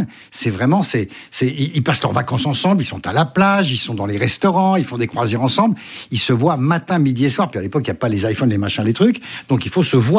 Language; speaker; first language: French; native; French